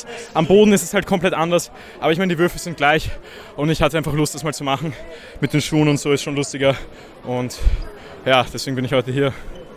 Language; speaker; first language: German; native; German